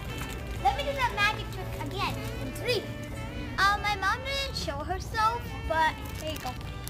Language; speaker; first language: English; native; English